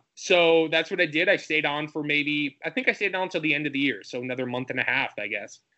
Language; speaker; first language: English; native; English